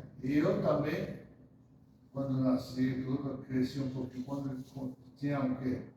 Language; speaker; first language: Portuguese; early bilingual, other home language; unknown